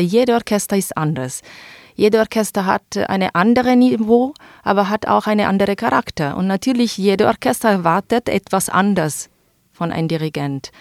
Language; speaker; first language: German; non-native, fluent; Italian